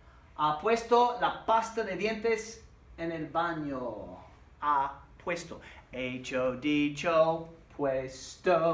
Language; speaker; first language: Spanish; non-native, fluent; English